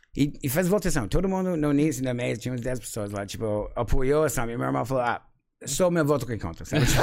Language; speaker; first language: Portuguese; non-native, fluent; English